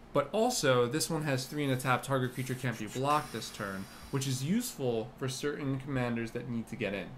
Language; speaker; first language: English; native; English